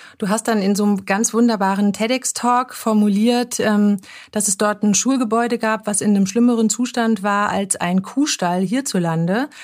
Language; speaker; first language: German; native; German